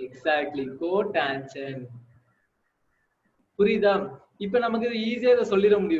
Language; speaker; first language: Tamil; native; Tamil